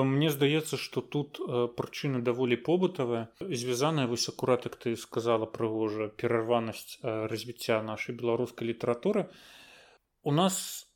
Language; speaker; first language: Belarusian; native; Belarusian